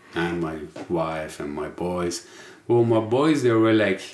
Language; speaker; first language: English; non-native, fluent; Persian